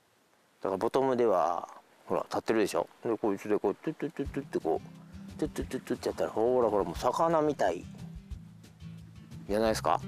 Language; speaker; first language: Japanese; native; Japanese